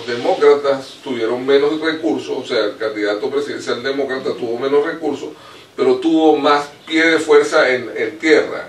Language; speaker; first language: Spanish; native; Spanish